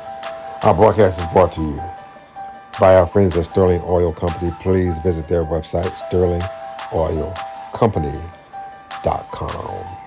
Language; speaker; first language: English; native; English